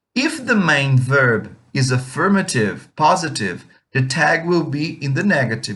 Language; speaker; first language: English; non-native, fluent; Portuguese